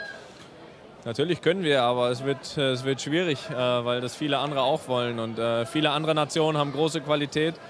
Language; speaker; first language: German; native; German